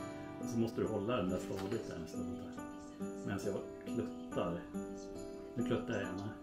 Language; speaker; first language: Swedish; native; Swedish